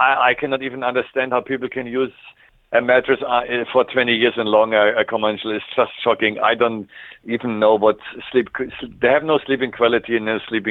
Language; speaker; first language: English; non-native, fluent; German